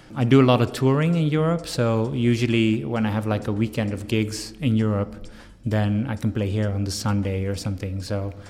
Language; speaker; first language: English; non-native, fluent; Dutch